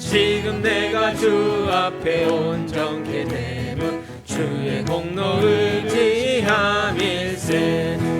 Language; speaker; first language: Korean; native; Korean